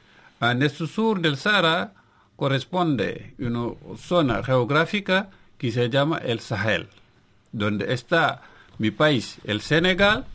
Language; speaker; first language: Spanish; non-native, local second language; Wolof